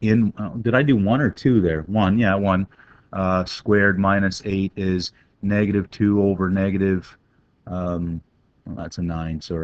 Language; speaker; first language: English; native; English